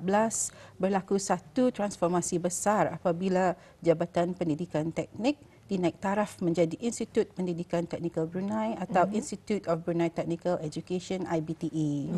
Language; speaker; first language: Malay; native; Malay